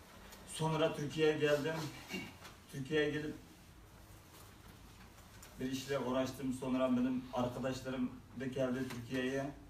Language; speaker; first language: Turkish; non-native, learner; Uyghur